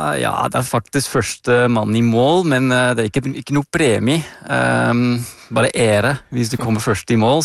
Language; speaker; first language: Norwegian; non-native, fluent; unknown